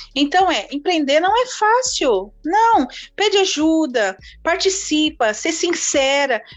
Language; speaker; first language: Portuguese; native; Portuguese